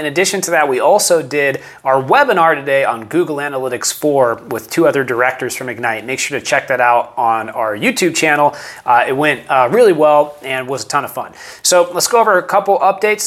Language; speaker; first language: English; native; English